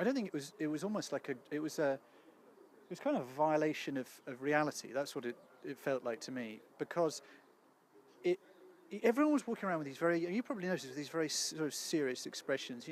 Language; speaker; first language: English; native; English